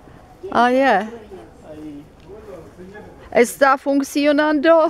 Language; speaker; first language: Spanish; non-native, learner; English